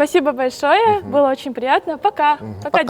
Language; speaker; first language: Russian; non-native, local second language; Kyrgyz